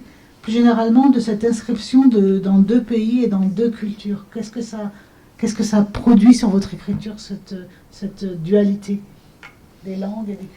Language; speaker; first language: French; native; French